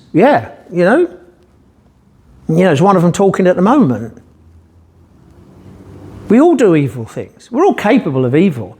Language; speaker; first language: English; native; English